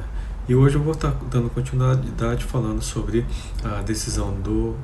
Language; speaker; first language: Portuguese; native; Portuguese